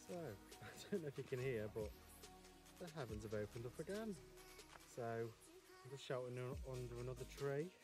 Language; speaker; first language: English; native; English